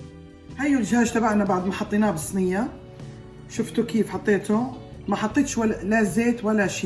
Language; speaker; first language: Arabic; native; Arabic